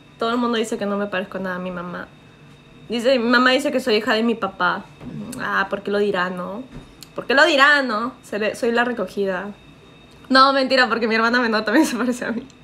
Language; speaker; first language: Spanish; early bilingual, heritage; Spanish